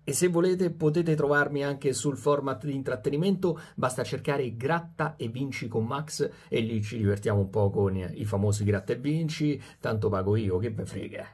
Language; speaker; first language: Italian; native; Italian